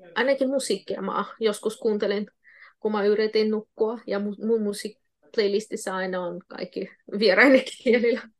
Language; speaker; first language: Finnish; non-native, fluent; Russian